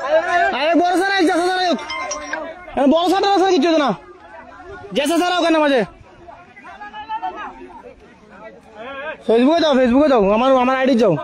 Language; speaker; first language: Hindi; non-native, learner; Bangla